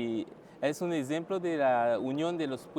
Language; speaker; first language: Spanish; non-native, learner; French